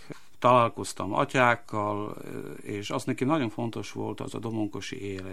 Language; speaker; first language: Hungarian; non-native, local second language; Slovak